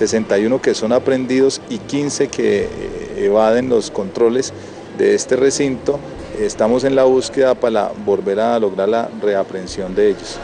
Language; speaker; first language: Spanish; native; Spanish